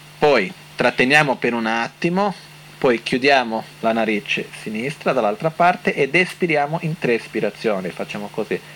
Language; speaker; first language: Italian; non-native, fluent; Portuguese